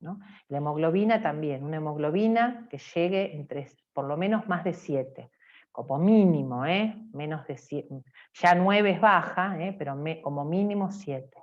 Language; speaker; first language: Spanish; native; Spanish